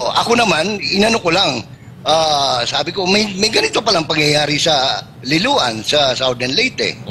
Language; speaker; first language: Filipino; non-native, local second language; Cebuano